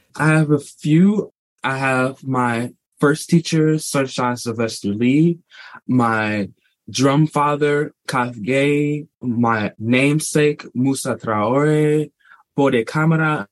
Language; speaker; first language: English; native; English